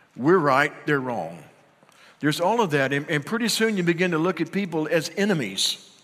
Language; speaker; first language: English; native; English